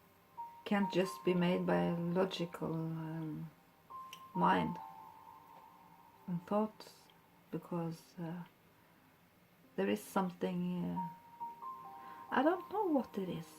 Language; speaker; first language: English; non-native, fluent; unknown